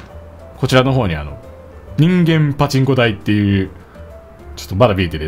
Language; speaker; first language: Japanese; native; Japanese